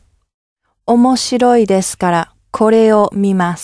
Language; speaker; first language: Japanese; non-native, learner; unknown